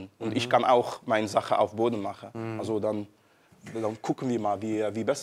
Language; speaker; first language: German; non-native, learner; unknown